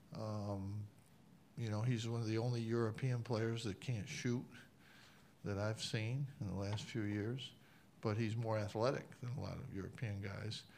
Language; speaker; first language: English; native; English